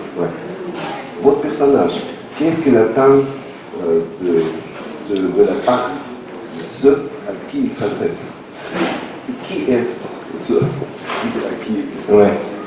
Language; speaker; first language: French; non-native, learner; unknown